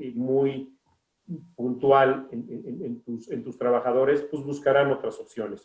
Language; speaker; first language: Spanish; native; Spanish